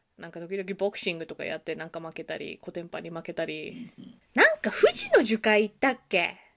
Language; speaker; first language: Japanese; early bilingual, heritage; Japanese